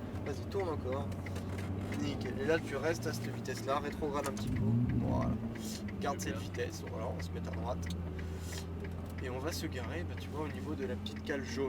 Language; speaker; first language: French; native; French